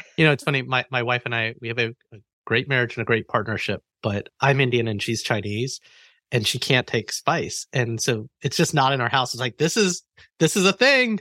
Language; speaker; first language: English; native; English